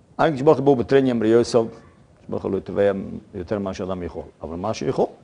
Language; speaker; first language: Hebrew; non-native, fluent; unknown